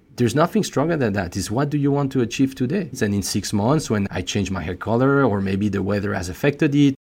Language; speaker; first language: English; non-native, fluent; French